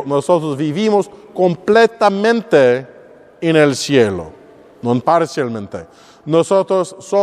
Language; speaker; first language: Spanish; non-native, learner; English